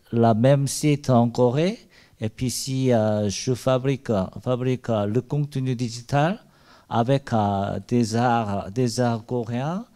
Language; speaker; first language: French; non-native, learner; Korean